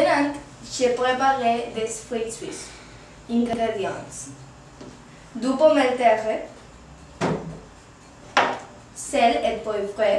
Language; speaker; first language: French; non-native, learner; Spanish